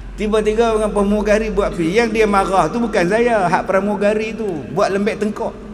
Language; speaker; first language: Malay; native; Malay